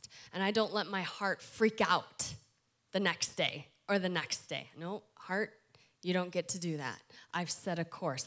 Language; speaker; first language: English; native; English